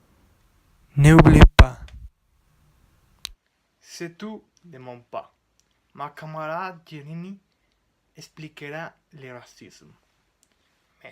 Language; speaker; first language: French; non-native, learner; Spanish